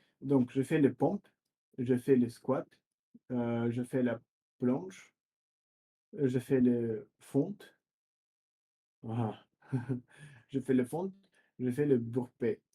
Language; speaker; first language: French; non-native, fluent; Russian